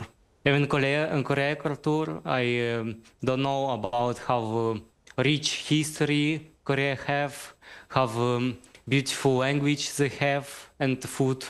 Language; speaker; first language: English; non-native, learner; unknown